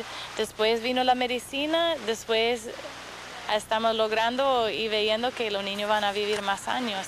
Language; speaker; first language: Spanish; non-native, fluent; English